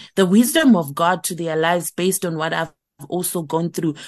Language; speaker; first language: English; non-native, local second language; Shona